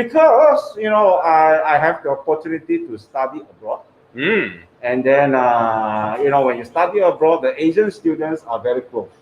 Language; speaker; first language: English; non-native, fluent; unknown